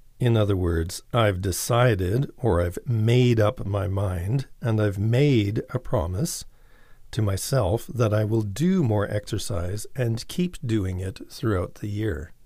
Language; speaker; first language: English; native; English